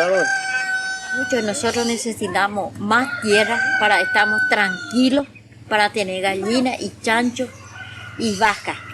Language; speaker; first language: Spanish; non-native, local second language; Guarani